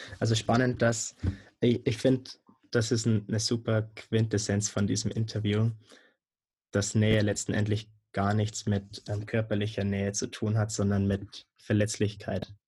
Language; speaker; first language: German; native; German